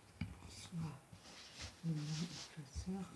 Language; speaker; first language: French; non-native, local second language; Arabic